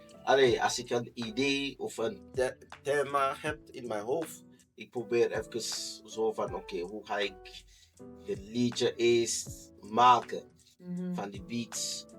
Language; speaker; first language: Dutch; non-native, fluent; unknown